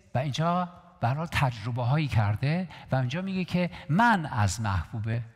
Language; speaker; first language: Persian; non-native, local second language; Armenian